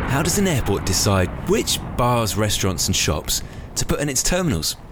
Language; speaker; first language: English; native; English